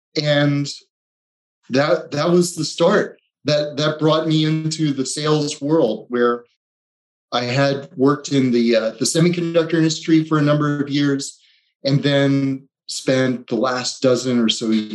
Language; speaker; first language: English; native; English